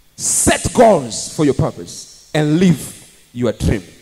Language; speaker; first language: English; non-native, local second language; Swahili